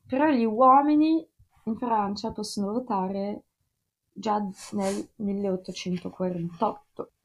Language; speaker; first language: Italian; non-native, fluent; Russian